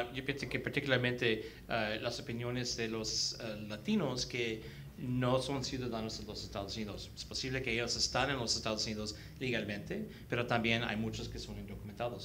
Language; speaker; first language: Spanish; early bilingual, heritage; Spanish